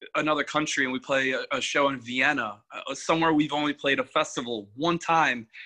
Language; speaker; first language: English; native; English